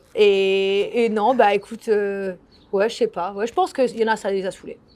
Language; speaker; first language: French; early bilingual, other home language; English